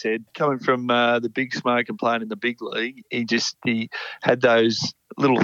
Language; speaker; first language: English; native; English